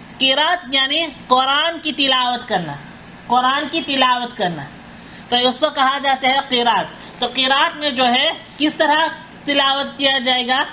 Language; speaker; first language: Urdu; non-native, fluent; Caribbean Hindustani